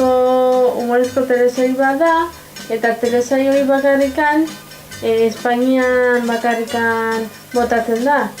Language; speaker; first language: Basque; non-native, local second language; Spanish